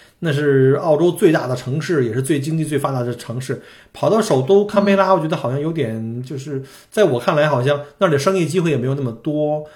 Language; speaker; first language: Chinese; native; Chinese